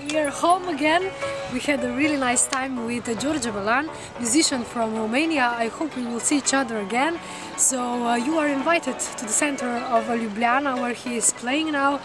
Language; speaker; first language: English; non-native, fluent; Slovenian